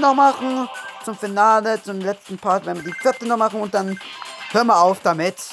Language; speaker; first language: German; native; German